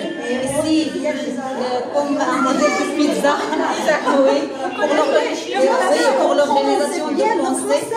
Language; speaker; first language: French; non-native, local second language; Arabic